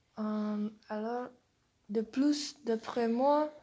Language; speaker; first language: French; non-native, learner; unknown